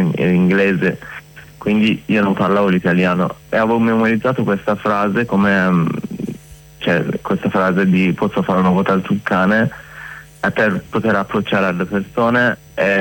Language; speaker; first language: Italian; non-native, fluent; Persian